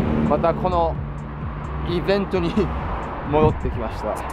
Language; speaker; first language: Japanese; native; Japanese